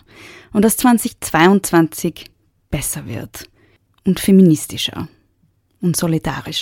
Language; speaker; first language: German; native; German